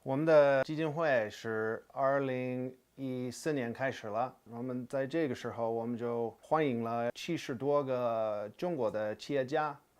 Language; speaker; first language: Chinese; non-native, fluent; English